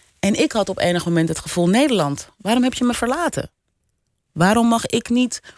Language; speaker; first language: Dutch; native; Dutch